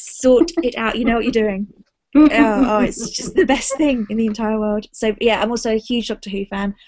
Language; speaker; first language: English; native; English